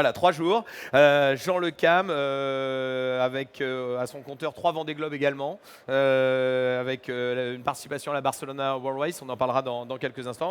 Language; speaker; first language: French; native; French